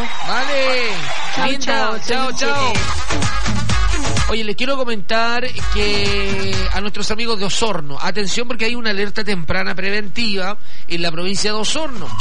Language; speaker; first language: Spanish; native; Spanish